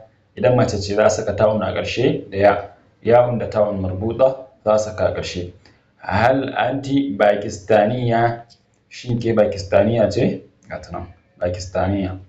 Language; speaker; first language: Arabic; non-native, fluent; Hausa